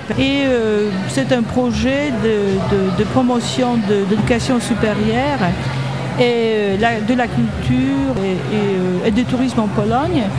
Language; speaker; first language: French; non-native, fluent; Polish